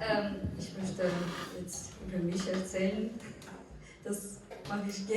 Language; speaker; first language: German; non-native, fluent; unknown